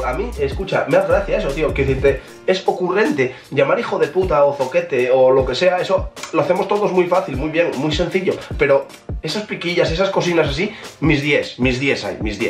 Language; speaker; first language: Spanish; native; Spanish